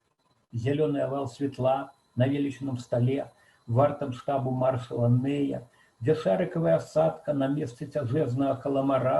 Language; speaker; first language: Belarusian; native; Belarusian